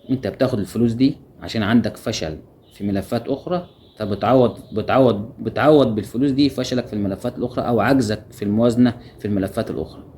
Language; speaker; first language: Arabic; native; Arabic